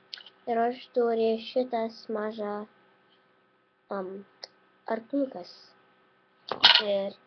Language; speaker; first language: Lithuanian; early bilingual, heritage; Lithuanian